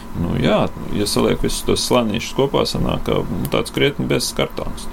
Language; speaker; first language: Latvian; native; Latvian